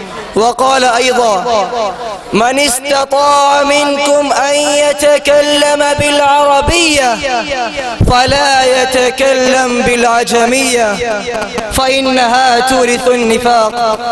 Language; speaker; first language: Arabic; non-native, learner; Urdu